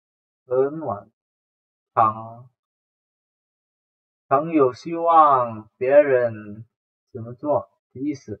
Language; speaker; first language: Chinese; non-native, fluent; Indonesian